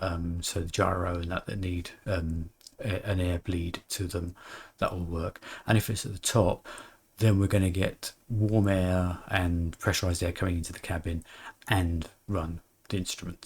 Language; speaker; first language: English; native; English